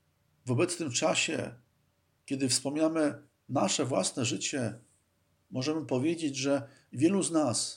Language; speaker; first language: Polish; native; Polish